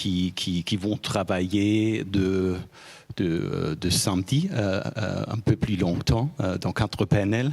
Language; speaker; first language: French; non-native, fluent; German